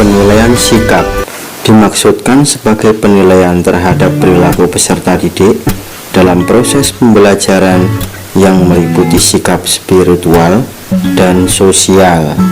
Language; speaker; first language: Indonesian; native; Indonesian